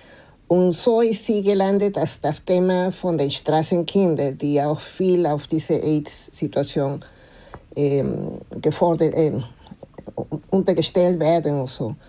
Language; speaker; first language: German; non-native, fluent; Spanish